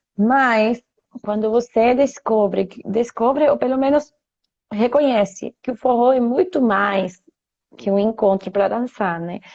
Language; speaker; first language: Portuguese; non-native, fluent; Spanish